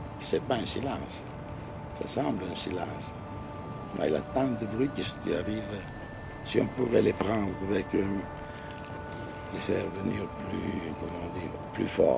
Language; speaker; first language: French; non-native, local second language; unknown